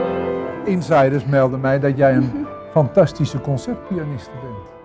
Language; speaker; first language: Dutch; native; Dutch